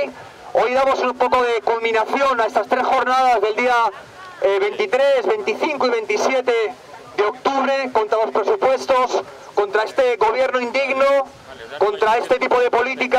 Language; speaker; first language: Spanish; native; Spanish